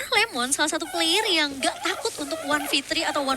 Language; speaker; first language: Indonesian; native; Indonesian